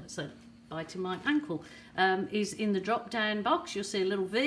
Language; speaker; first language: English; native; English